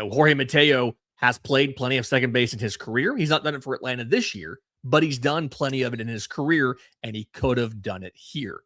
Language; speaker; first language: English; native; English